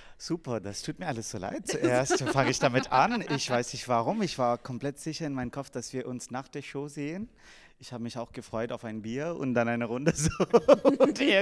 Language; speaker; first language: German; non-native, fluent; English